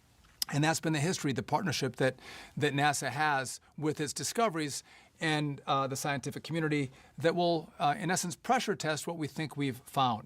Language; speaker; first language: English; native; English